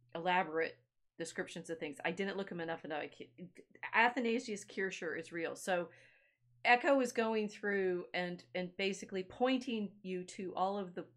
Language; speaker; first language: English; native; English